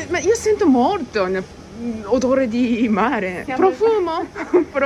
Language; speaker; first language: Italian; non-native, learner; Japanese